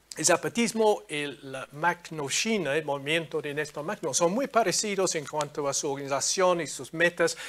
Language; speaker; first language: Spanish; non-native, fluent; English